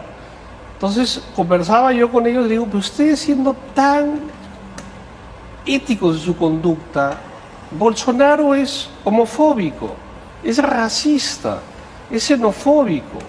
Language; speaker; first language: Spanish; native; Spanish